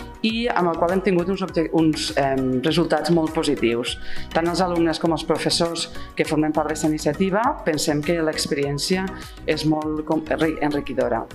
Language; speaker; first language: Catalan; native; Catalan